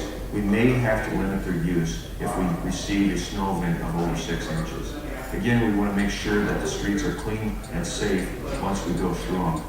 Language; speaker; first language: English; native; English